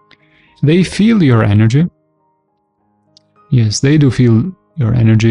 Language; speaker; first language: English; non-native, fluent; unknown